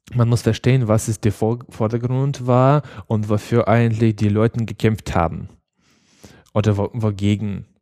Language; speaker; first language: German; non-native, learner; Ukrainian